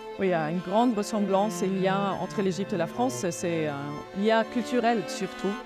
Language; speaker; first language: French; non-native, fluent; Arabic